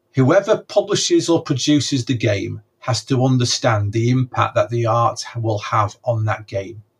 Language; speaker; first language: English; native; English